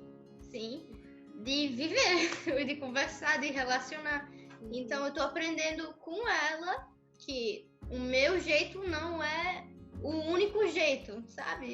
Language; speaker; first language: Portuguese; early bilingual, other home language; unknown